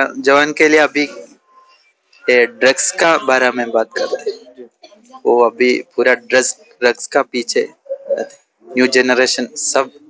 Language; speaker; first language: Hindi; non-native, local second language; Malayalam